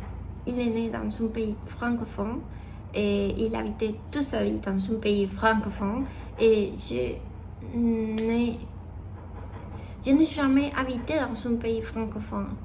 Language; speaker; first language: French; non-native, learner; Spanish